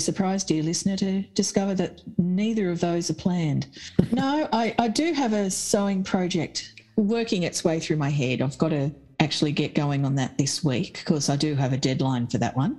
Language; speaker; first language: English; native; English